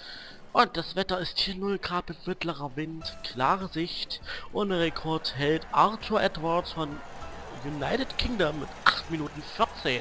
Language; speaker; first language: German; native; German